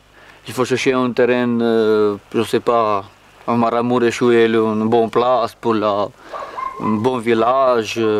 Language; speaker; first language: French; non-native, learner; Romanian